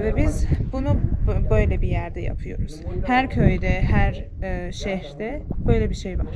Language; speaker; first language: Turkish; non-native, fluent; Persian